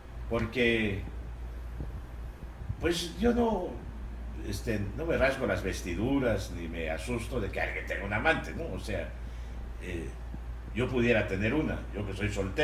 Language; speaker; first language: Spanish; native; Spanish